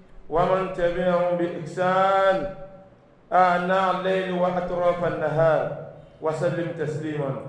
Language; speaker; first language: Arabic; non-native, fluent; Yoruba